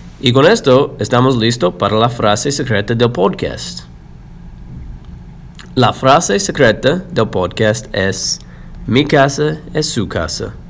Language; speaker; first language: Spanish; non-native, fluent; English